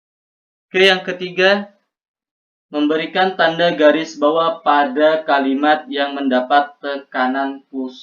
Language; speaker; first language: Indonesian; native; Indonesian